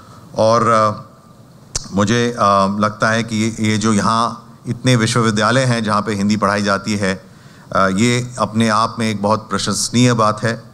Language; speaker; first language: Hindi; native; Hindi